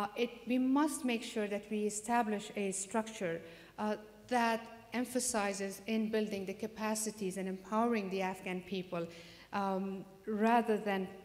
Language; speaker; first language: English; non-native, fluent; Persian